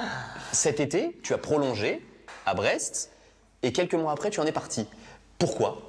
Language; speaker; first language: French; native; French